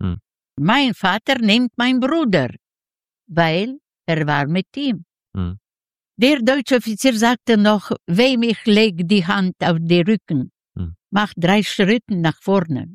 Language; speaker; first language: German; non-native, learner; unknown